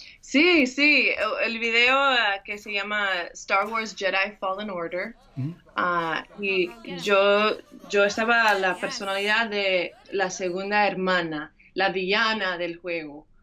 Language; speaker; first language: Spanish; early bilingual, heritage; English